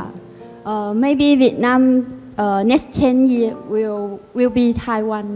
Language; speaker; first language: English; non-native, learner; Vietnamese